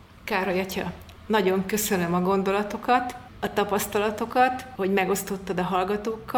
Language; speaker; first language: Hungarian; native; Hungarian